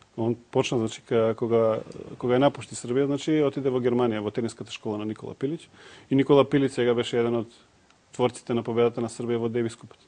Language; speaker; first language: Macedonian; non-native, local second language; Serbian